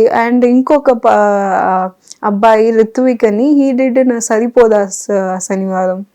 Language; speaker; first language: Telugu; non-native, fluent; Kannada